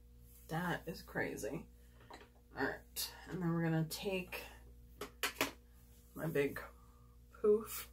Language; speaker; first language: English; native; English